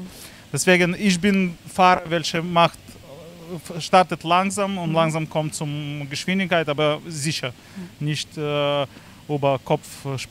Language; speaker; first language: German; non-native, learner; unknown